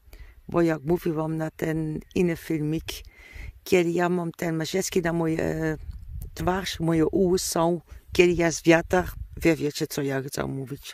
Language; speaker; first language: Polish; non-native, learner; Dutch